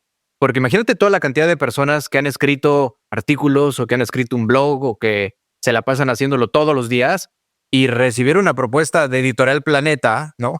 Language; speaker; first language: Spanish; native; Spanish